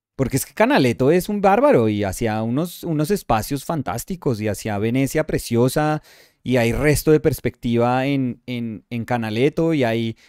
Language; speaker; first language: Spanish; native; Spanish